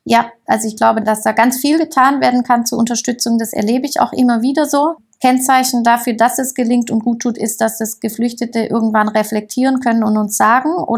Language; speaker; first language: German; native; German